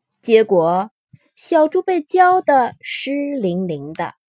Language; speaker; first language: Chinese; native; Chinese